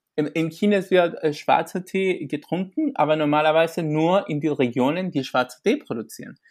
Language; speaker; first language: German; non-native, fluent; Spanish